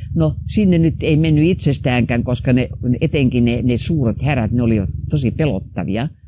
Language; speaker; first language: Finnish; non-native, local second language; Swedish